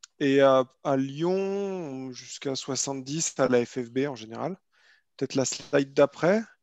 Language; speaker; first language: French; native; French